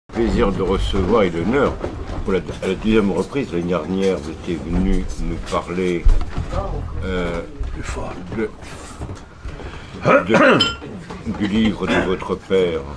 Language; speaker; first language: French; native; French